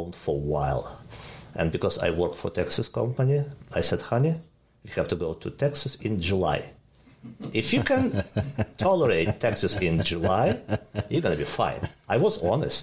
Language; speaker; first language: English; non-native, fluent; Ukrainian